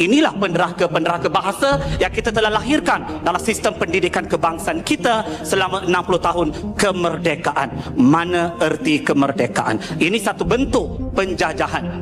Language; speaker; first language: Malay; native; Malay